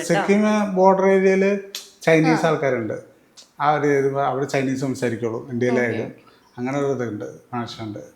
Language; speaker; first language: Malayalam; native; Malayalam